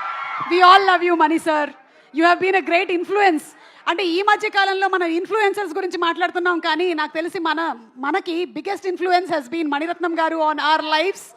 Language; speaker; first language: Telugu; native; Telugu